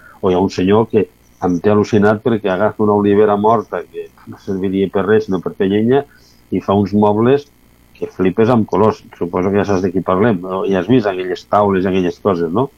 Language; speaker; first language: Catalan; native; Catalan